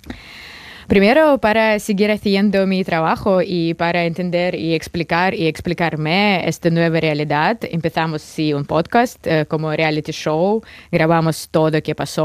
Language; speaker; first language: Spanish; non-native, fluent; Russian